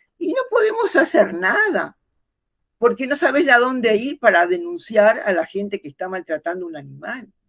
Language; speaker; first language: Spanish; native; Spanish